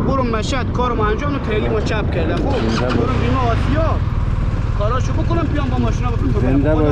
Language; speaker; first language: Persian; native; Persian